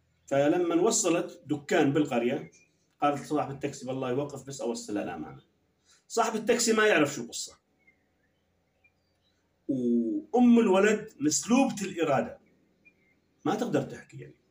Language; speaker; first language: Arabic; native; Arabic